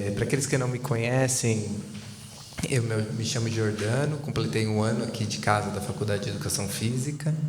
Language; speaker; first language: Portuguese; native; Portuguese